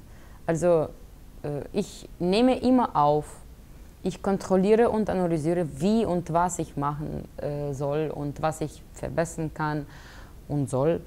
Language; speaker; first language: German; non-native, fluent; Russian